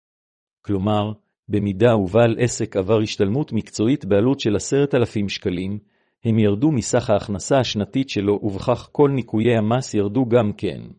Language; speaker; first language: Hebrew; native; Hebrew